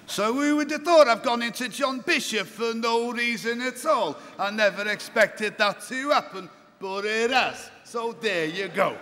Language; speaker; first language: English; native; English